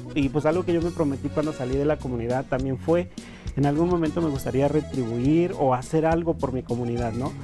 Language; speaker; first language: Spanish; non-native, local second language; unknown